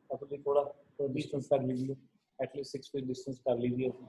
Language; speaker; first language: Hindi; non-native, local second language; Punjabi